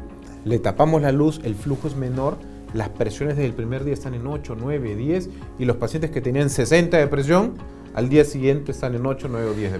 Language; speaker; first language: Spanish; native; Spanish